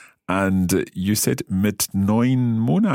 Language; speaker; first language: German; non-native, learner; English